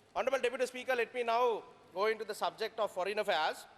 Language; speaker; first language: English; non-native, local second language; Sinhala